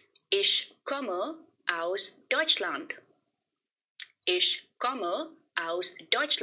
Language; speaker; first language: German; non-native, fluent; Hindi